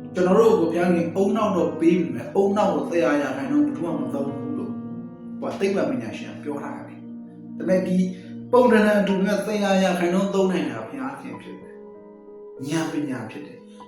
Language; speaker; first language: Burmese; non-native, local second language; Kachin